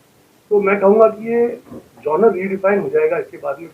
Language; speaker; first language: Hindi; native; Hindi